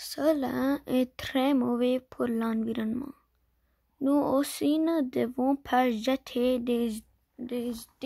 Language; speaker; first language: French; non-native, learner; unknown